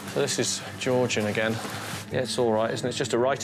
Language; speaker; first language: English; native; English